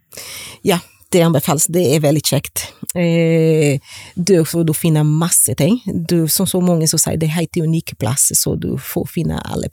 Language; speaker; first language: Norwegian; non-native, learner; Portuguese